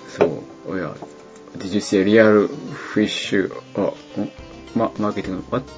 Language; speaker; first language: English; non-native, learner; Japanese